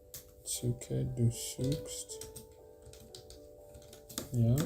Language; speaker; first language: German; non-native, learner; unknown